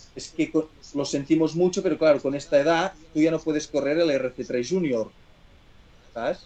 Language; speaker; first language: Spanish; non-native, local second language; Catalan